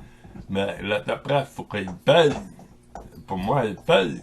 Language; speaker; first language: French; non-native, local second language; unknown